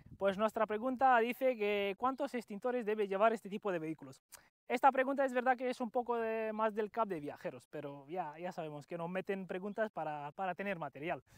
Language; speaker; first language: Spanish; non-native, fluent; Romanian